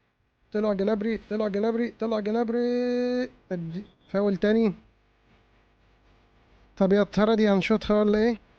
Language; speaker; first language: Arabic; native; Arabic